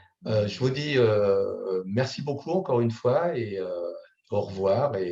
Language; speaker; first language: French; native; French